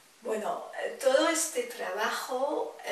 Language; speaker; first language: Spanish; non-native, fluent; French